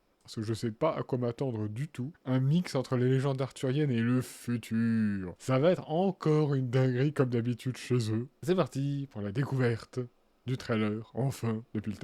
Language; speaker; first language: French; native; French